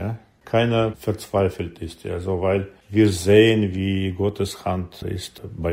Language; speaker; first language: German; non-native, learner; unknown